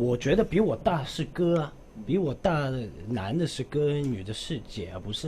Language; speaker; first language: Chinese; non-native, local second language; Cantonese